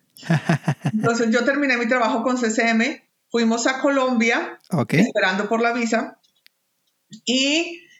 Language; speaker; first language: Spanish; native; Spanish